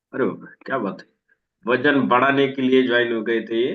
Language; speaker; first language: Hindi; non-native, local second language; Marathi